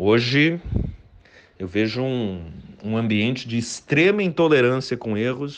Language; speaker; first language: Portuguese; native; Portuguese